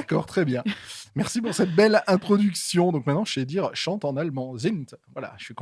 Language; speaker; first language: French; native; French